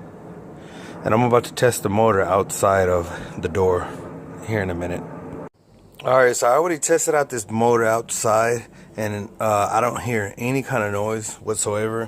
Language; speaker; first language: English; native; English